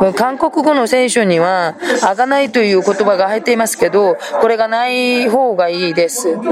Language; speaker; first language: Japanese; non-native, fluent; Korean